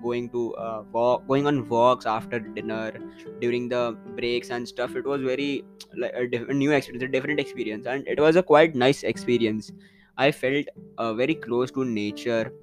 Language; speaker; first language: English; non-native, local second language; Hindi